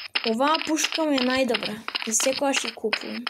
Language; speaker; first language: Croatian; non-native, learner; Macedonian